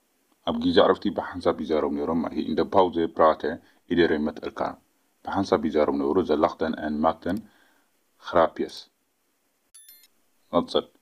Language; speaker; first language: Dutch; non-native, learner; Tigrinya